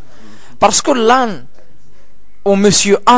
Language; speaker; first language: French; non-native, local second language; Arabic